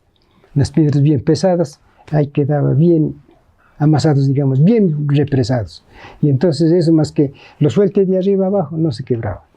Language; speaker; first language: Spanish; native; Spanish